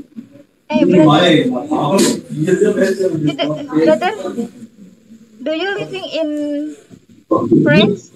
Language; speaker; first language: English; non-native, learner; Indonesian